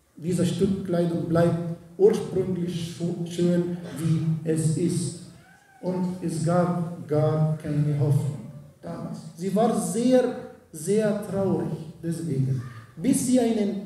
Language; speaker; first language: German; non-native, fluent; Arabic